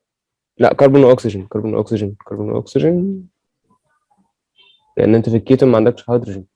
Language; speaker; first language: Arabic; native; Arabic